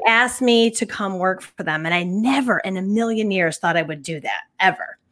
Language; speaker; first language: English; native; English